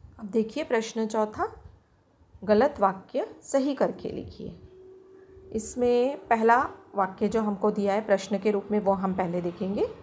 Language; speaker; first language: Hindi; non-native, local second language; Marathi